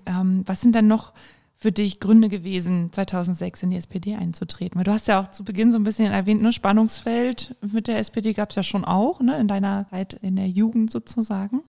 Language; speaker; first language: German; native; German